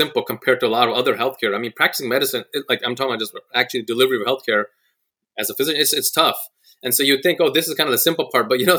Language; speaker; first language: English; native; English